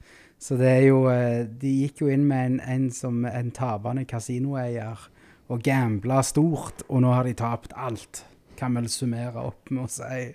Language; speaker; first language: Norwegian; native; Norwegian